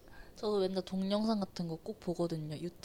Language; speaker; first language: Korean; non-native, learner; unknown